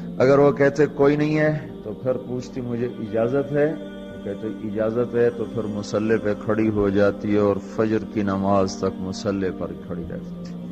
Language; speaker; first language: Urdu; non-native, local second language; Punjabi